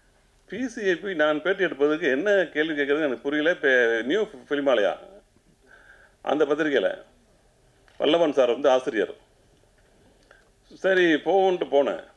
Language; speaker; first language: Tamil; native; Tamil